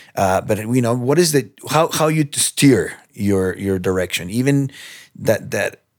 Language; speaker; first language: English; non-native, fluent; Spanish